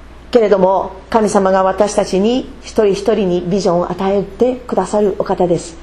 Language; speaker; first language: Japanese; non-native, fluent; English